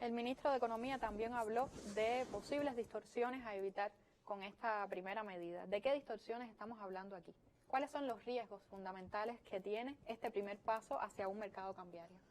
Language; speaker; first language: Spanish; native; Spanish